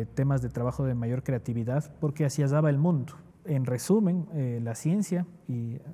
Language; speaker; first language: Spanish; native; Spanish